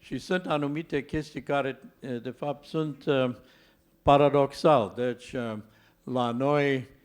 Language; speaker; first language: Romanian; non-native, learner; English